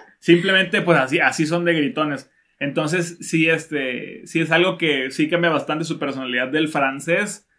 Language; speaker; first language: Spanish; native; Spanish